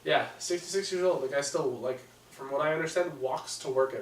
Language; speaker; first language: English; native; English